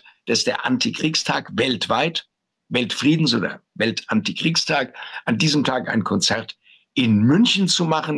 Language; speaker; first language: German; native; German